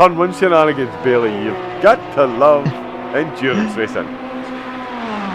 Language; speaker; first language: English; native; English